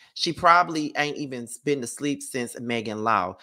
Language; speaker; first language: English; native; English